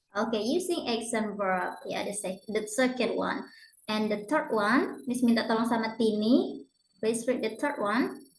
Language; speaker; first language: English; non-native, learner; Indonesian